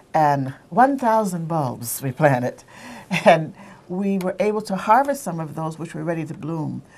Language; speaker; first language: English; native; English